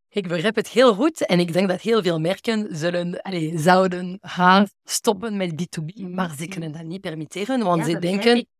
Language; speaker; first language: Dutch; non-native, fluent; French